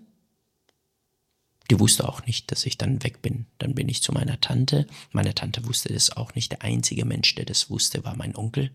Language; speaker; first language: German; non-native, fluent; Persian